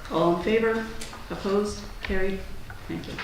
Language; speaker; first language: English; native; English